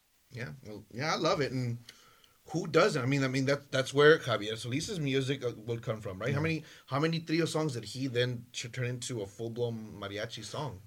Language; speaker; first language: English; early bilingual, other home language; Spanish